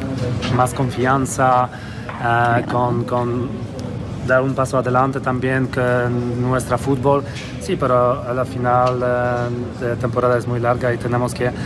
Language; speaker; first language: Spanish; non-native, fluent; Polish